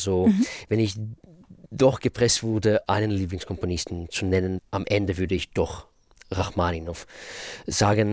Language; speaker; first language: German; non-native, fluent; Russian